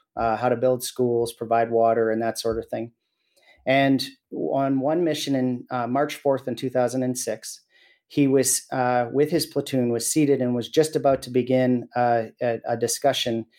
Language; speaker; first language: English; native; English